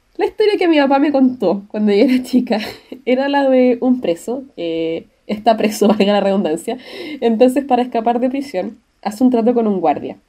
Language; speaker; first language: Spanish; native; Spanish